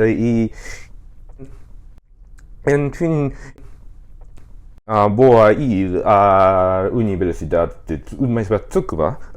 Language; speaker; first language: Spanish; non-native, learner; Japanese